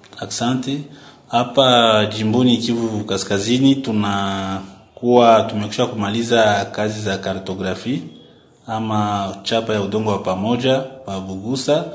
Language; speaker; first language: Swahili; native; Swahili